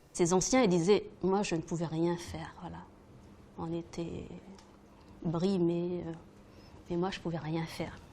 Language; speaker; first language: French; native; French